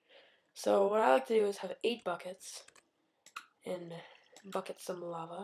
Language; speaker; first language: English; native; English